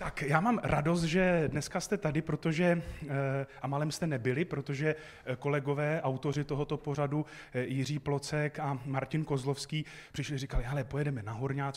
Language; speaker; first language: Czech; native; Czech